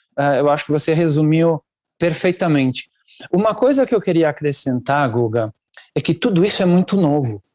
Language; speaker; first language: Portuguese; non-native, fluent; Italian